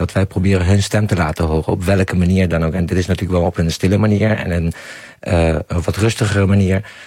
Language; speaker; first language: Dutch; non-native, fluent; Persian